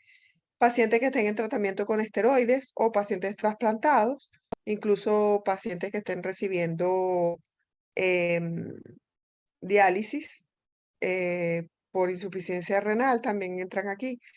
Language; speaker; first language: Spanish; native; Spanish